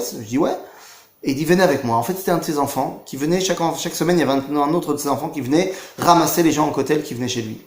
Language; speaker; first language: French; native; French